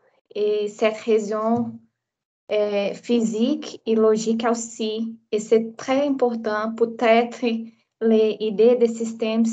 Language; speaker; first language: French; non-native, learner; Portuguese